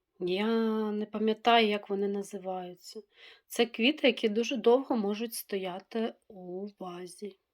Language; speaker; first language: Ukrainian; native; Ukrainian